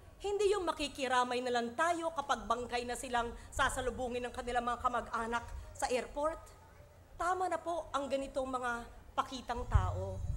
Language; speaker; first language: Filipino; native; Filipino